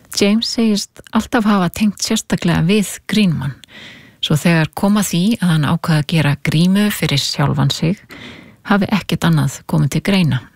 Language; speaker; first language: Icelandic; native; Icelandic